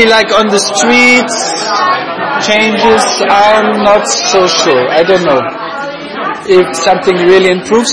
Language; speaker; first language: English; non-native, fluent; German